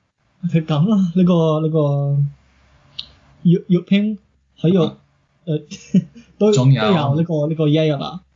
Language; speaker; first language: Cantonese; non-native, learner; English